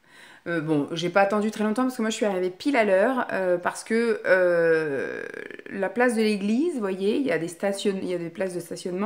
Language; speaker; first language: French; native; French